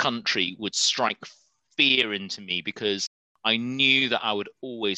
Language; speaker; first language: English; native; English